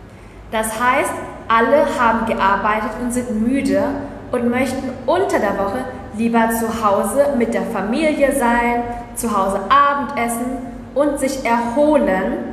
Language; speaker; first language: German; early bilingual, other home language; Vietnamese